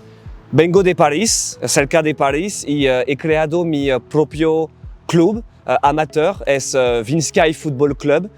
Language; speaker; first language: Spanish; non-native, learner; French